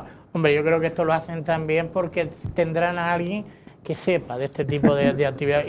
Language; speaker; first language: Spanish; native; Spanish